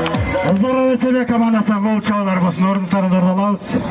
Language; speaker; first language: Kyrgyz; native; Kyrgyz